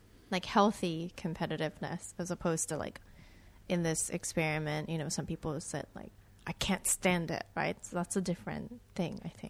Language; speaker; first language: English; non-native, fluent; Japanese